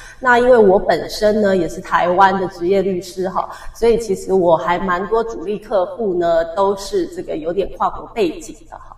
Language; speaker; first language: Chinese; native; Chinese